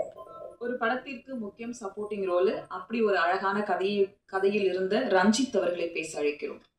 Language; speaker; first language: Tamil; native; Tamil